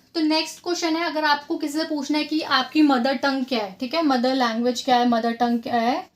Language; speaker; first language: Hindi; native; Hindi